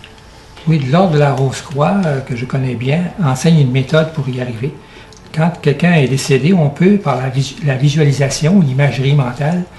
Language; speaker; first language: French; native; French